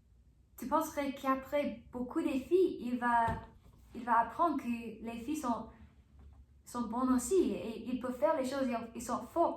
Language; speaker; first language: French; non-native, learner; English